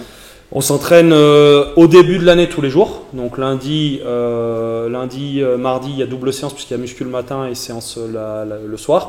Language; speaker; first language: French; native; French